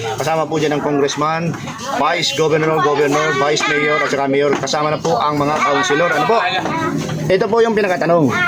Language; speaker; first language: Filipino; non-native, local second language; Bikol